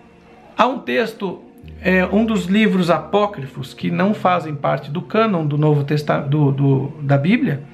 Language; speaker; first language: Portuguese; native; Portuguese